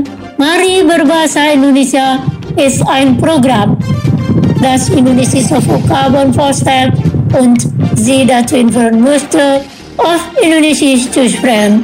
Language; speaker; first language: German; non-native, fluent; Indonesian